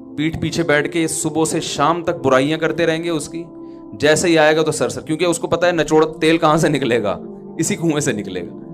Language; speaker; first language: Urdu; native; Urdu